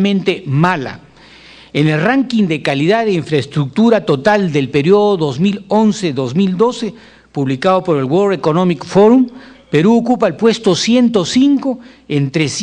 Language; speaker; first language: Spanish; native; Spanish